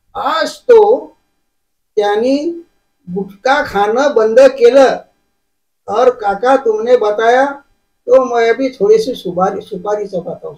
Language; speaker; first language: Hindi; non-native, local second language; Marathi